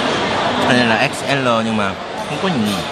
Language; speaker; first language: Vietnamese; non-native, learner; Korean